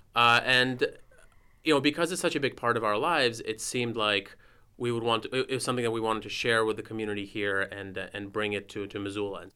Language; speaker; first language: English; non-native, fluent; Russian